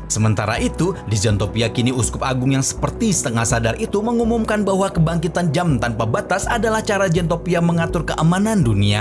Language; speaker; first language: Indonesian; native; Indonesian